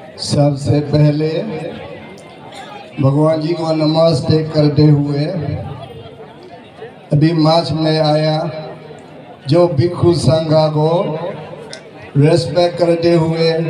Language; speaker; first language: Hindi; non-native, learner; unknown